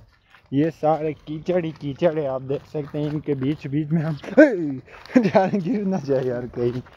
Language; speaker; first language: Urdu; non-native, local second language; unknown